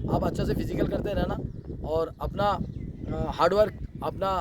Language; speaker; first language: Hindi; non-native, local second language; Bangla